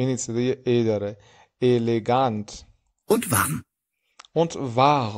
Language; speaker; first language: German; non-native, fluent; Persian